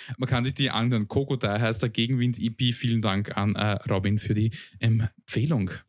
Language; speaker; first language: German; early bilingual, other home language; Bosnian